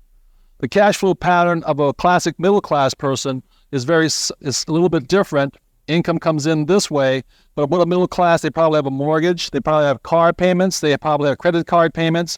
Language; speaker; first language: English; native; English